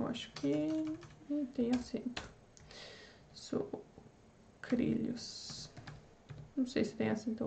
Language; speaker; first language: Portuguese; non-native, fluent; Polish